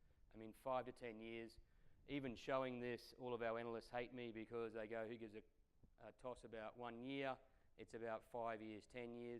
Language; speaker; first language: English; native; English